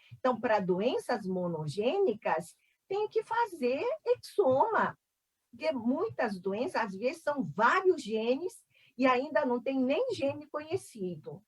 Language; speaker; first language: Portuguese; non-native, fluent; Korean